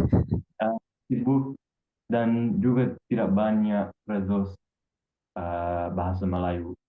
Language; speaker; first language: Indonesian; non-native, fluent; English